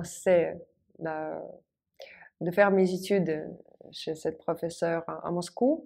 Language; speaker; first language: French; non-native, fluent; Russian